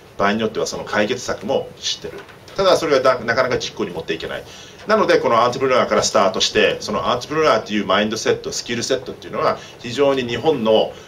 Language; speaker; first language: Japanese; early bilingual, heritage; Japanese